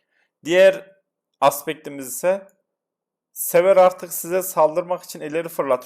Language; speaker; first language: Turkish; native; Turkish